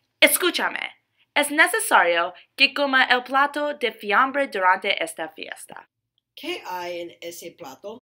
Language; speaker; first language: Spanish; non-native, learner; English